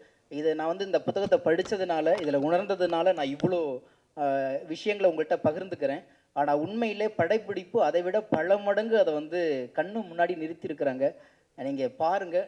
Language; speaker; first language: Tamil; native; Tamil